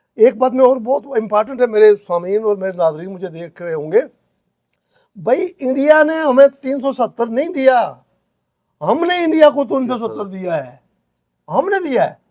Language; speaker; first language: Urdu; non-native, local second language; Pahari-Potwari